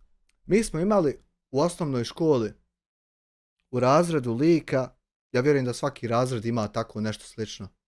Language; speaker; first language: Bosnian; native; Bosnian